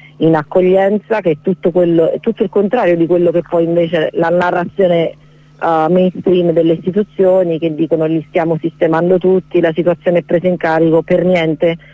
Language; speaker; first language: Italian; native; Italian